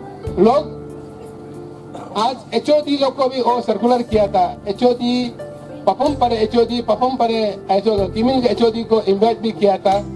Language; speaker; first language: Hindi; non-native, local second language; Nyishi